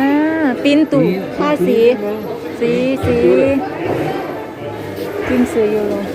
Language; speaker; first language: Portuguese; non-native, learner; Thai